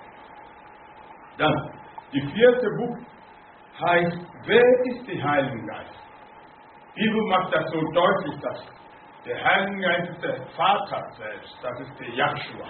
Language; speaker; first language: German; non-native, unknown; Akan